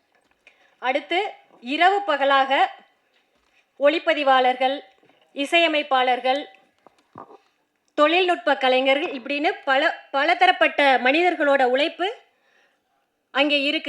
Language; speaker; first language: Tamil; native; Tamil